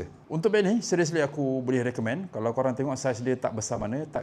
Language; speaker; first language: Malay; native; Malay